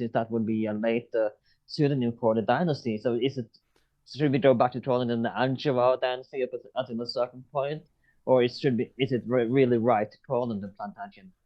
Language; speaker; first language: English; non-native, fluent; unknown